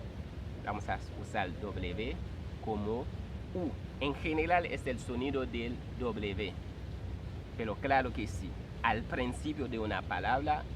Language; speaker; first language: Spanish; non-native, fluent; Haitian Creole